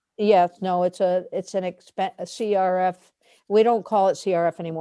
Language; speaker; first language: English; native; English